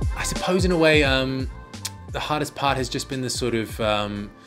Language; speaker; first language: English; native; English